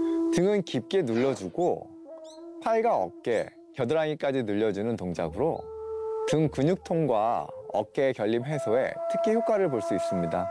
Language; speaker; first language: Korean; native; Korean